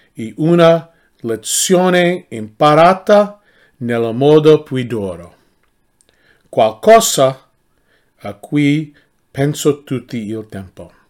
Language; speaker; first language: Italian; non-native, learner; English